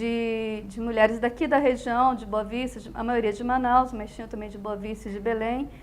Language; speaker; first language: Portuguese; native; Portuguese